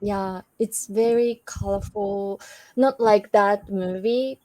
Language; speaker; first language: English; non-native, learner; Japanese